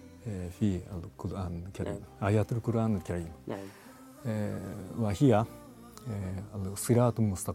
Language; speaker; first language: Arabic; non-native, fluent; Japanese